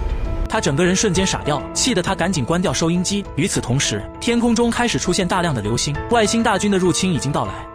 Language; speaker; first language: Chinese; native; Chinese